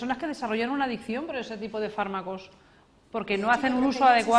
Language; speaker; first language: Spanish; native; Spanish